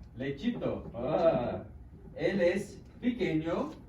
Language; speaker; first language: Spanish; non-native, fluent; English